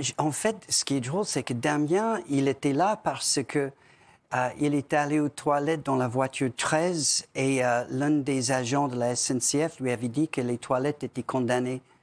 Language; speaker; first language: French; non-native, fluent; English